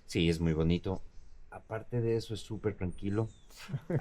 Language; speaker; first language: Spanish; native; Spanish